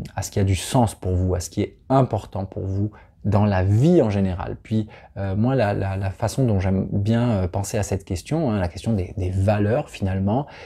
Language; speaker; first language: French; native; French